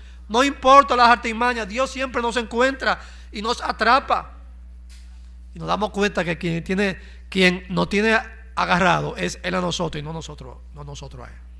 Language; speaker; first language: Spanish; native; Spanish